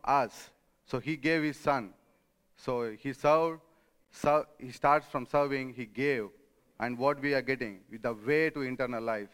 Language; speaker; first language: English; non-native, local second language; Telugu